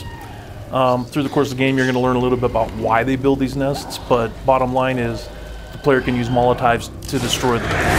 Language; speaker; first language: English; native; English